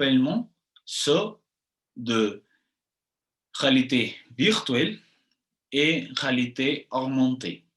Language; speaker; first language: French; non-native, fluent; Spanish